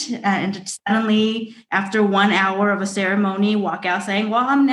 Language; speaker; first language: English; early bilingual, other home language; Chinese